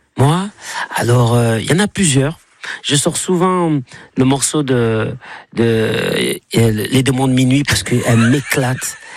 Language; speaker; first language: French; native; French